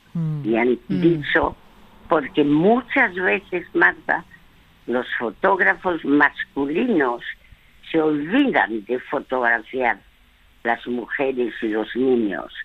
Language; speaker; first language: Spanish; early bilingual, other home language; French